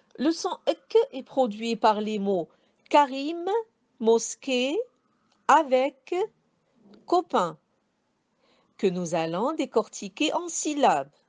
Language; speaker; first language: French; non-native, local second language; Arabic